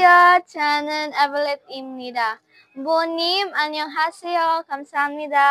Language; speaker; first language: Korean; non-native, learner; Cebuano